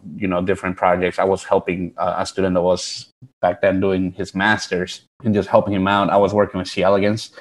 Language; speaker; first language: English; early bilingual, other home language; Spanish